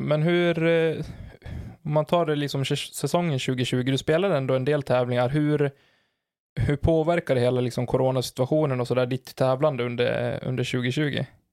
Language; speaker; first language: Swedish; native; Swedish